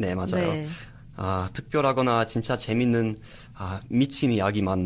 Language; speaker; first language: Korean; non-native, learner; English